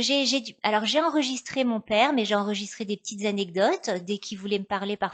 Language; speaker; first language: French; native; French